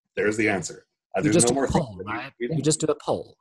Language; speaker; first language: English; native; English